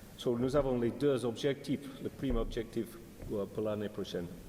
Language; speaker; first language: French; non-native, learner; English